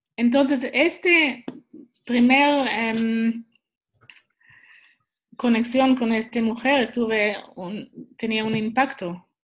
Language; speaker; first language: Spanish; non-native, learner; Swiss German